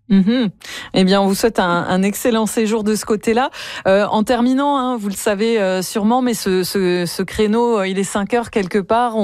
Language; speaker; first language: French; native; French